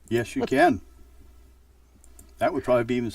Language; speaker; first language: English; native; English